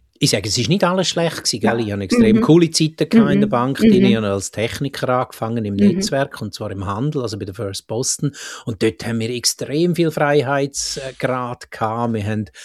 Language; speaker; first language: German; native; German